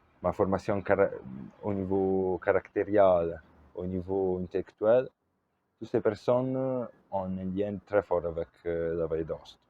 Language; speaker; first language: French; non-native, local second language; Italian